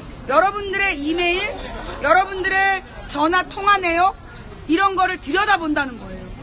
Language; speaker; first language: Korean; native; Korean